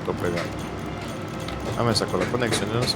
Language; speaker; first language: Spanish; native; Spanish